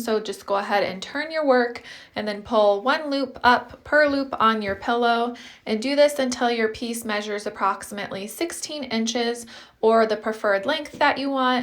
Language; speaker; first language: English; native; English